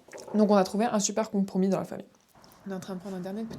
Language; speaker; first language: French; native; French